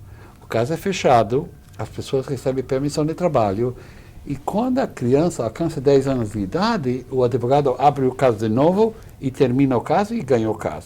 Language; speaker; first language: Portuguese; non-native, fluent; English